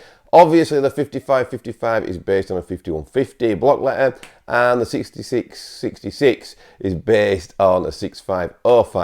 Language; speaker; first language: English; native; English